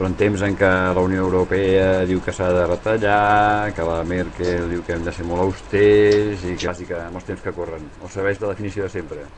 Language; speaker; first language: Catalan; native; Catalan